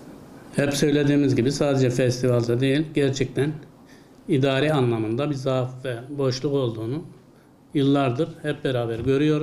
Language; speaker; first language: Turkish; native; Turkish